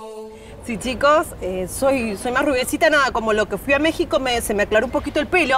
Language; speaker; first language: Spanish; native; Spanish